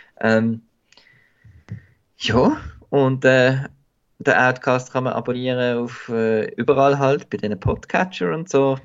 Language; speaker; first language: German; native; German